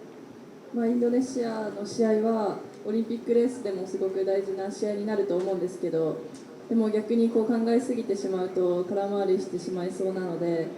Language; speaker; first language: Japanese; native; Japanese